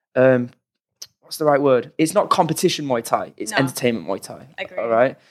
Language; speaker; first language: English; native; English